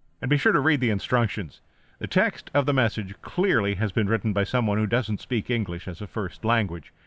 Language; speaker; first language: English; native; English